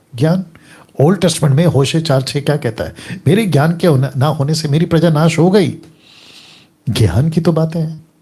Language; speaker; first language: Hindi; native; Hindi